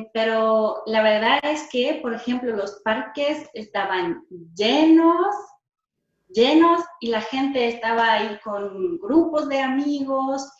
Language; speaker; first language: Spanish; non-native, fluent; German